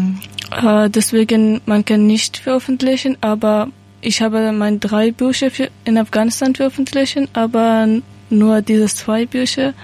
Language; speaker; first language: German; non-native, learner; Persian